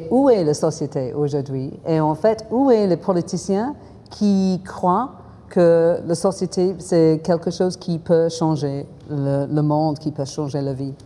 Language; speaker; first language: French; non-native, fluent; English